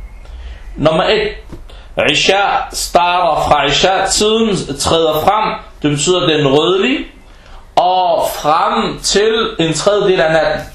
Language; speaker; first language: Danish; non-native, local second language; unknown